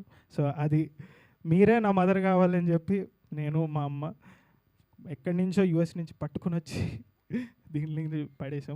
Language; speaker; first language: Telugu; native; Telugu